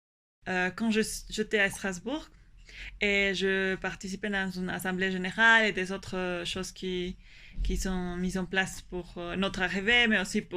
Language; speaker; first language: French; non-native, fluent; Spanish